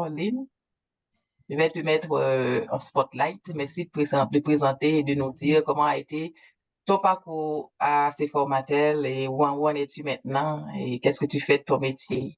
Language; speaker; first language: French; native; French